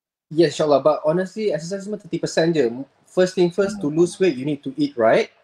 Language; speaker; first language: English; non-native, local second language; Malay